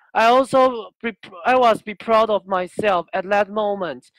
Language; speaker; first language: English; non-native, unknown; Chinese